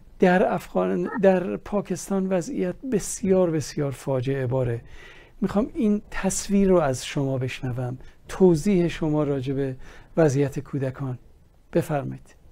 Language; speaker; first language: Persian; native; Persian